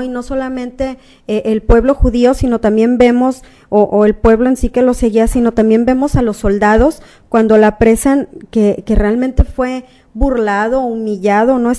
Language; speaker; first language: Spanish; native; Spanish